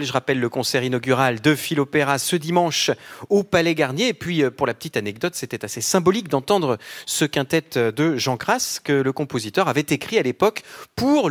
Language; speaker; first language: French; native; French